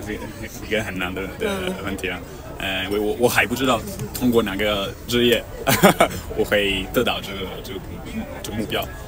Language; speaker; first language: Chinese; non-native, fluent; Italian